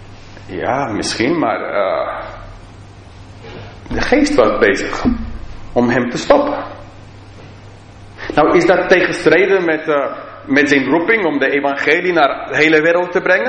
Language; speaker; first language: Dutch; non-native, fluent; English